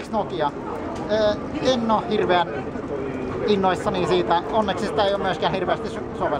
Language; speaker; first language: Finnish; non-native, fluent; Kurdish